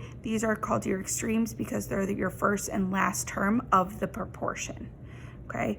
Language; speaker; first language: English; native; English